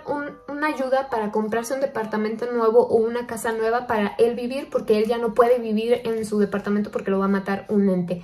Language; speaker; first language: Spanish; native; Spanish